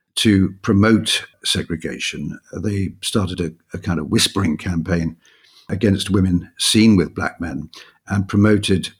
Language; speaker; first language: English; native; English